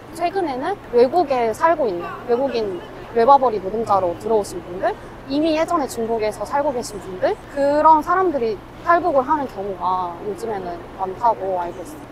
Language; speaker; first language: Korean; native; Korean